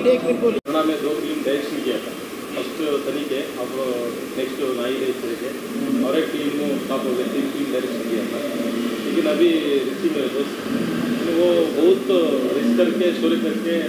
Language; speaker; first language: Hindi; non-native, local second language; Kannada